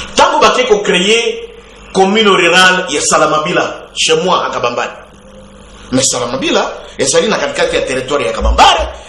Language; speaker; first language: Lingala; non-native, local second language; Bembe